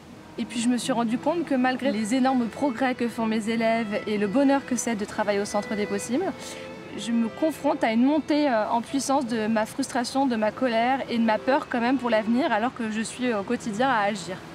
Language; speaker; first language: French; native; French